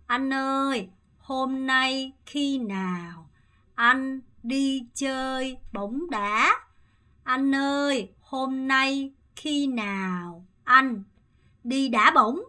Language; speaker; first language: Vietnamese; non-native, fluent; Korean